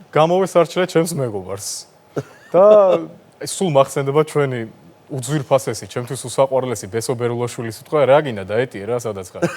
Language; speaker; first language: Georgian; non-native, local second language; Azerbaijani